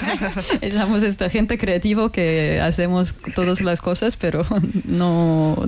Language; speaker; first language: Spanish; non-native, learner; Russian